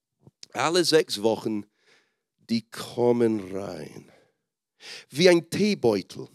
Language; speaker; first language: German; non-native, fluent; English